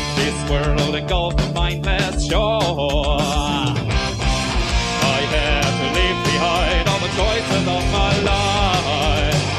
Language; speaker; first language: English; non-native, fluent; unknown